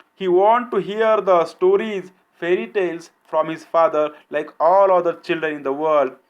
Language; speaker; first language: English; non-native, local second language; Marathi